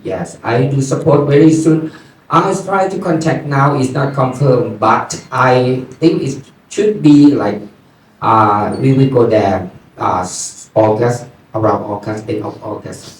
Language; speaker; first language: English; non-native, learner; Thai